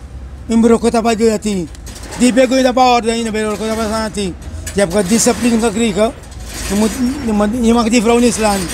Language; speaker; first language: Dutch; non-native, local second language; Sranan Tongo